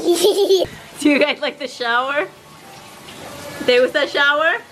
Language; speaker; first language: English; native; English